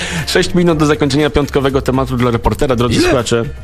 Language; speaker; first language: Polish; native; Polish